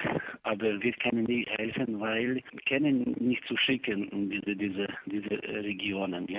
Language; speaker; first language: German; non-native, learner; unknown